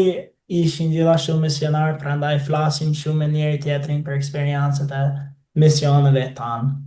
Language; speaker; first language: Albanian; non-native, fluent; English